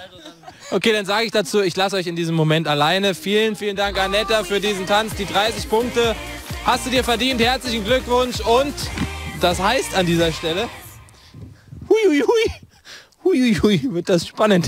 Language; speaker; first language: German; native; German